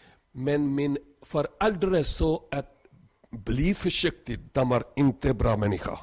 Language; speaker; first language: Swedish; non-native, learner; Urdu